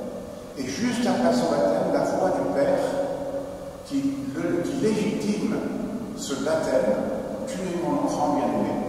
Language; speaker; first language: French; native; French